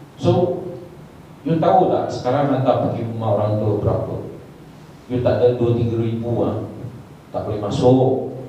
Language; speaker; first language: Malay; non-native, local second language; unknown